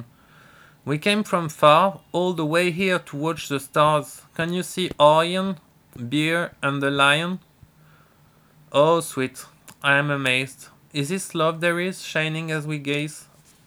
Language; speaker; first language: English; non-native, fluent; French